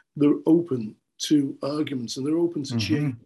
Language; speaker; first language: English; native; English